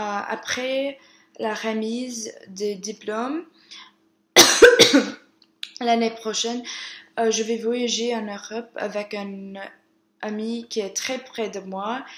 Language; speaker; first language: French; non-native, learner; English